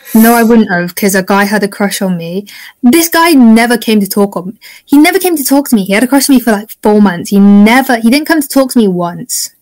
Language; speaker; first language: English; native; English